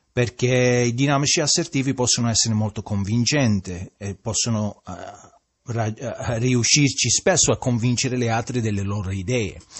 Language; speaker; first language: Italian; non-native, fluent; English